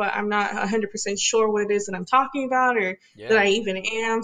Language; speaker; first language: English; early bilingual, other home language; Spanish